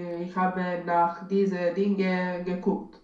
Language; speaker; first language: German; non-native, learner; Romanian